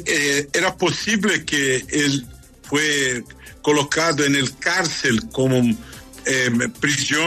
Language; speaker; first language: Spanish; non-native, fluent; Portuguese